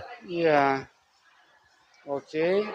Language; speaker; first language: Indonesian; non-native, learner; Russian